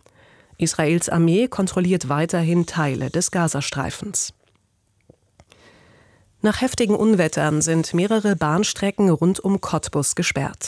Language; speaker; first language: German; native; German